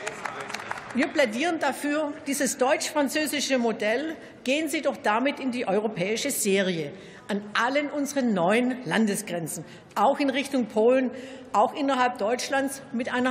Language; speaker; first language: German; native; German